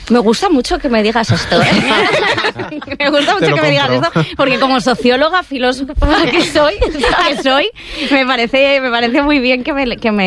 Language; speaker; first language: Spanish; native; Spanish